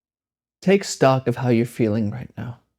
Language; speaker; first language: English; native; English